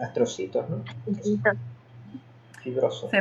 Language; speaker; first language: Spanish; native; Spanish